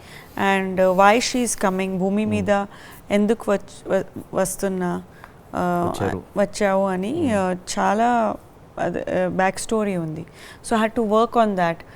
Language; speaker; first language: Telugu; non-native, learner; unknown